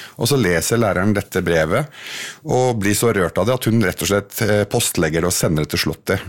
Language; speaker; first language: Norwegian; early bilingual, other home language; Arabic